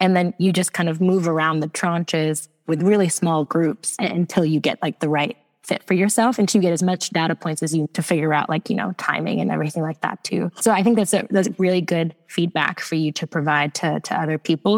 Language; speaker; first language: English; native; English